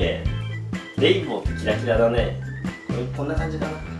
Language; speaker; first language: Japanese; native; Japanese